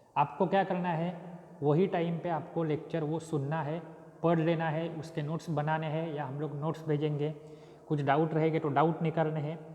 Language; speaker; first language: Hindi; non-native, local second language; Marathi